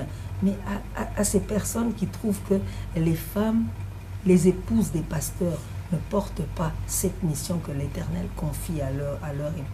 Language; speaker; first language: French; non-native, local second language; Lingala